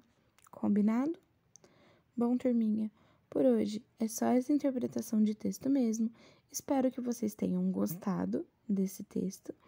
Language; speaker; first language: Portuguese; native; Portuguese